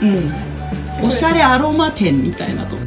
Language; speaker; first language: Japanese; native; Japanese